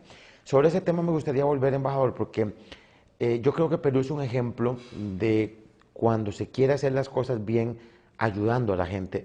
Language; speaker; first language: Spanish; native; Spanish